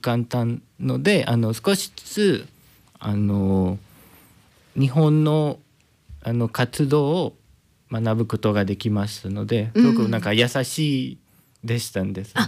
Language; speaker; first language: Japanese; non-native, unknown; Spanish